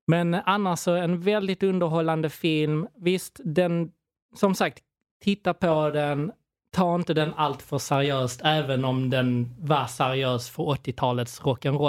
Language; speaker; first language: Swedish; native; Swedish